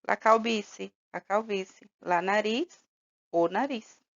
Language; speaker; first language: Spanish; non-native, fluent; Portuguese